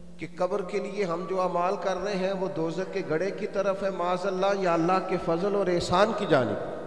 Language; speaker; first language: Urdu; non-native, local second language; Punjabi